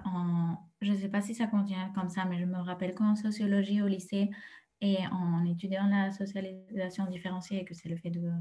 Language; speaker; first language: French; non-native, fluent; Spanish